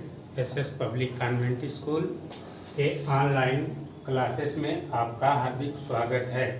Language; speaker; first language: Hindi; native; Hindi